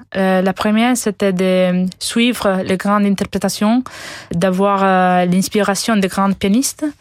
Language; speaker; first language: French; non-native, fluent; Italian